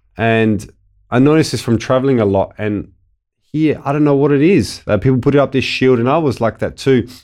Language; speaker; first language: English; early bilingual, other home language; Italian